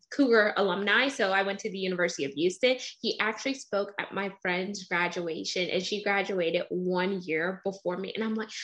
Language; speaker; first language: English; native; English